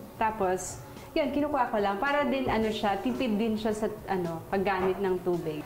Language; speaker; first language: Filipino; native; Filipino